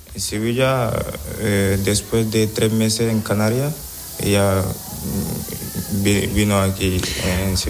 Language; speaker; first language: Spanish; non-native, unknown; Wolof